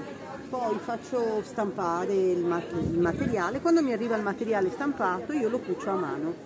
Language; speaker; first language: Italian; native; Italian